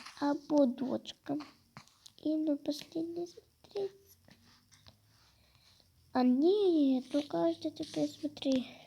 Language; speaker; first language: Russian; non-native, local second language; Kazakh